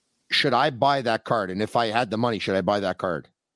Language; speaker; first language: English; native; English